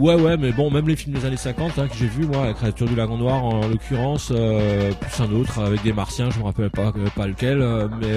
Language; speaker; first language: French; native; French